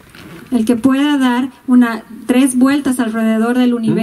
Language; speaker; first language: Spanish; native; Spanish